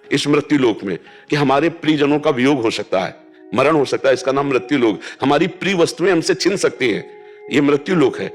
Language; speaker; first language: Hindi; native; Hindi